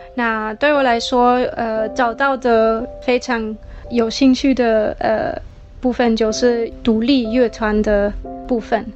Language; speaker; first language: Chinese; non-native, fluent; German